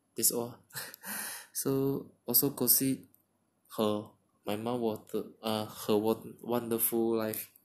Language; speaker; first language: English; non-native, local second language; Chinese